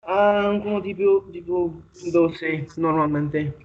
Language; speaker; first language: Spanish; non-native, learner; English